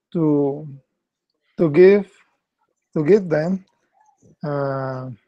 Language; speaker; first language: English; non-native, learner; Spanish